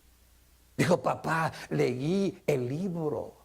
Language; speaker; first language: Spanish; early bilingual, heritage; Spanish